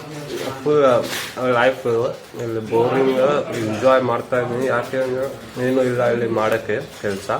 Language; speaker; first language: Kannada; non-native, local second language; Hindi